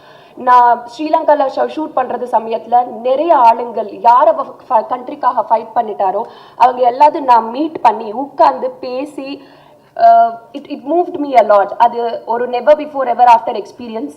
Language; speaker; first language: Tamil; non-native, learner; Telugu